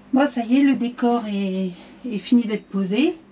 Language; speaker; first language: French; native; French